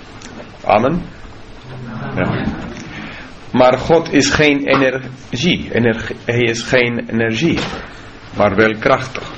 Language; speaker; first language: Dutch; non-native, fluent; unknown